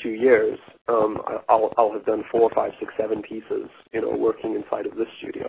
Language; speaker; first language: English; native; English